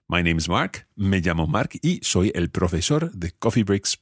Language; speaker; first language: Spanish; non-native, fluent; English